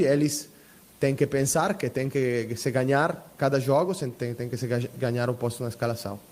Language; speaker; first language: Portuguese; non-native, fluent; Italian